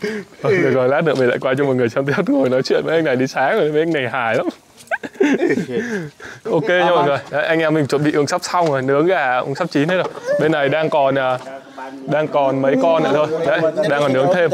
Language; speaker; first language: Vietnamese; native; Vietnamese